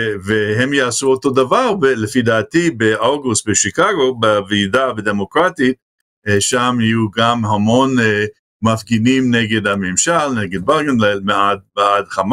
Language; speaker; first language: Hebrew; non-native, fluent; English